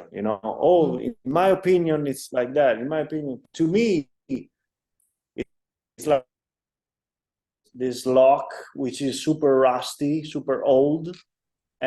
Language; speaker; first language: English; non-native, fluent; Italian